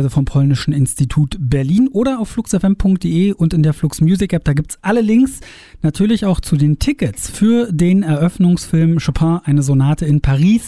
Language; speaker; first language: German; native; German